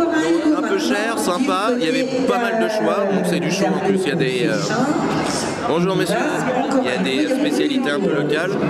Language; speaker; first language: French; native; French